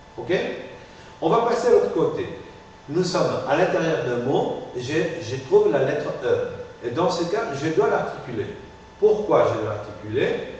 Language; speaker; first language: French; non-native, fluent; Spanish